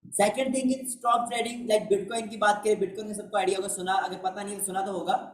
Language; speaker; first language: Urdu; non-native, local second language; Punjabi